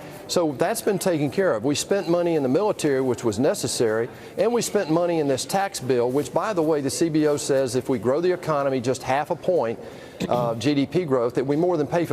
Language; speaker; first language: English; native; English